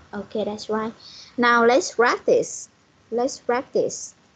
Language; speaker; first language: English; non-native, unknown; Vietnamese